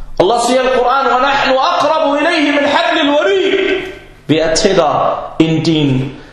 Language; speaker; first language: Danish; non-native, fluent; Arabic